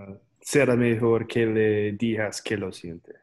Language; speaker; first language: Spanish; non-native, learner; English